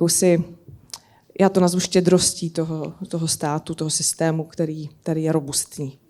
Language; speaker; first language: Czech; native; Czech